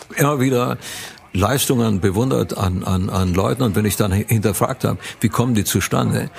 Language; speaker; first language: German; early bilingual, other home language; Romanian